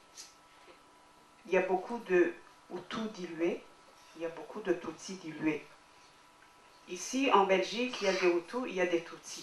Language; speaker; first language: French; non-native, local second language; Kinyarwanda